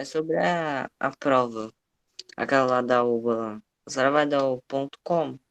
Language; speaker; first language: Portuguese; native; Portuguese